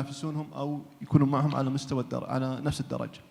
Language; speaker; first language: Arabic; native; Arabic